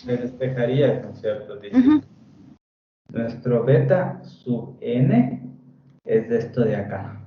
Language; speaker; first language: Spanish; native; Spanish